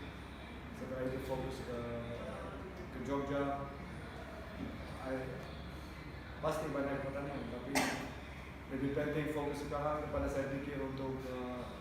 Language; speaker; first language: Indonesian; non-native, fluent; Dutch